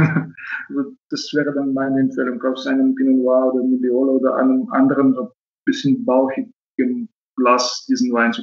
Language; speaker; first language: German; non-native, fluent; Russian